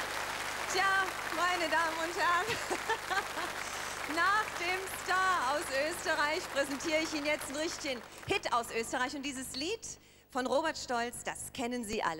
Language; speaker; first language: German; native; German